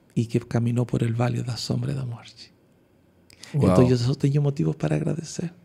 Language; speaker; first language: Portuguese; non-native, learner; Spanish